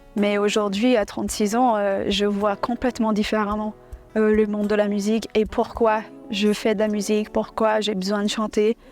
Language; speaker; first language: French; early bilingual, other home language; English